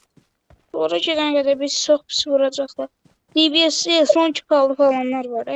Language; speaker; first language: Turkish; non-native, learner; Azerbaijani